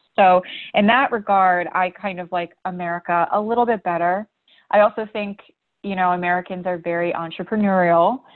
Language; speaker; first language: English; native; English